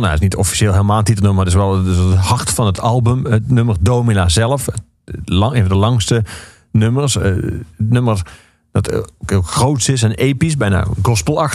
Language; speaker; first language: Dutch; native; Dutch